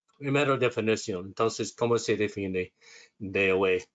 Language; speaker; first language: Spanish; non-native, learner; English